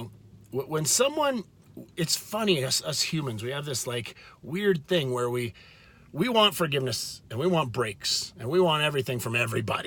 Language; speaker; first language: English; native; English